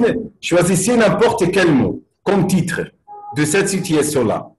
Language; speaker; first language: French; non-native, fluent; Arabic